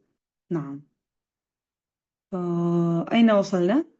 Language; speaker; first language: Arabic; non-native, fluent; Indonesian